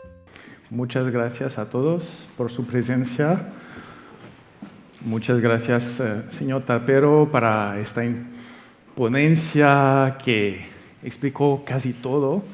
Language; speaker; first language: Spanish; non-native, fluent; French